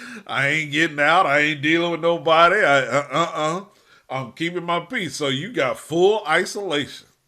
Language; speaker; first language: English; native; English